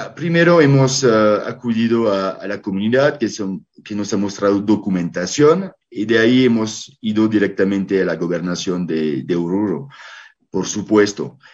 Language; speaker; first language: Spanish; non-native, fluent; French